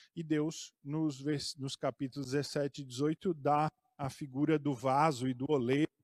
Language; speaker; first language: Portuguese; native; Portuguese